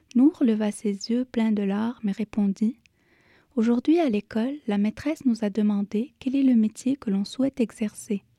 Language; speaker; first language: French; native; French